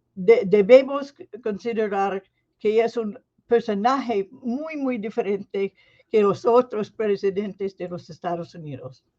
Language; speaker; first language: Spanish; non-native, fluent; English